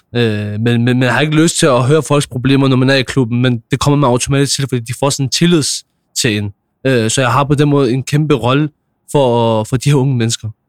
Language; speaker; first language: Danish; early bilingual, other home language; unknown